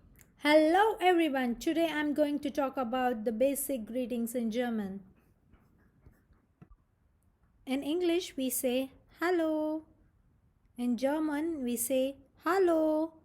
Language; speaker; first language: English; non-native, local second language; Marathi